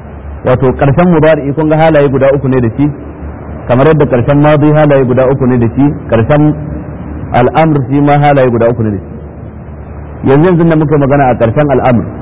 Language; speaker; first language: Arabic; non-native, fluent; Hausa